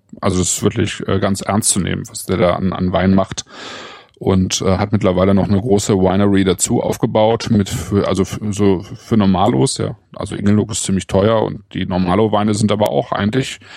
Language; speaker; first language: German; native; German